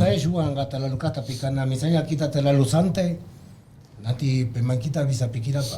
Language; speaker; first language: Indonesian; non-native, learner; Spanish